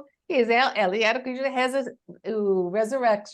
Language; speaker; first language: Portuguese; non-native, learner; English